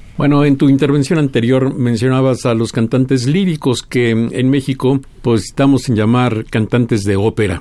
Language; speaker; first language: Spanish; native; Spanish